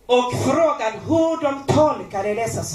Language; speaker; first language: Swedish; non-native, learner; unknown